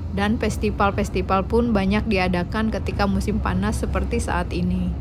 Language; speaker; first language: Indonesian; native; Indonesian